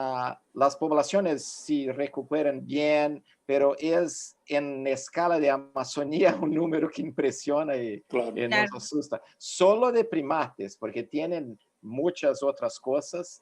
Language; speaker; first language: Spanish; non-native, fluent; Portuguese